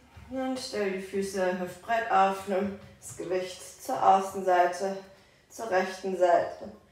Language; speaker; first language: German; native; German